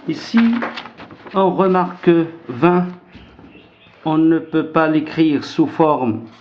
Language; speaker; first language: French; non-native, local second language; Arabic